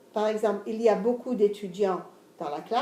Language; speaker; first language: French; non-native, fluent; English